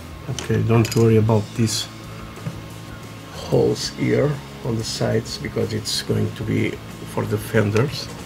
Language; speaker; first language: English; non-native, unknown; Portuguese